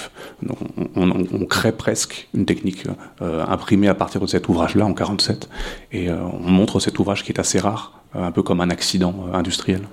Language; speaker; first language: French; native; French